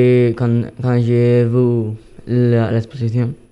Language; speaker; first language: French; non-native, learner; Spanish